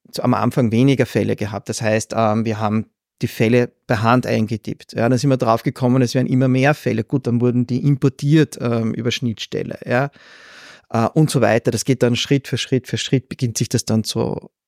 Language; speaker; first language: German; native; German